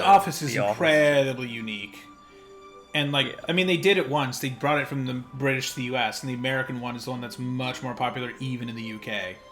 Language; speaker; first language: English; native; English